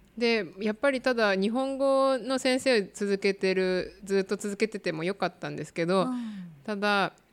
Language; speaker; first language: Japanese; native; Japanese